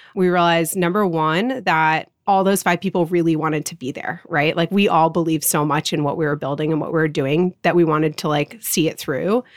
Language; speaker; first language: English; native; English